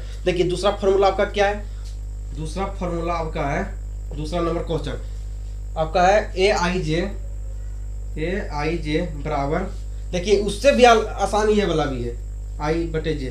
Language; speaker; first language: Hindi; native; Hindi